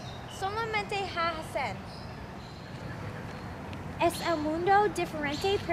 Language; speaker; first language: Spanish; non-native, learner; English